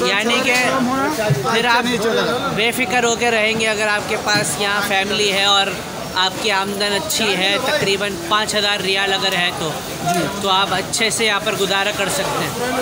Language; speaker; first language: Hindi; native; Hindi